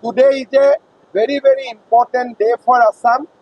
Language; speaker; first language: English; non-native, local second language; Assamese